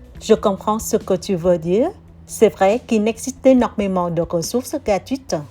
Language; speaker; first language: French; non-native, learner; Vietnamese